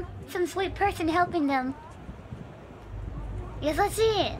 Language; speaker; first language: English; non-native, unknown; Japanese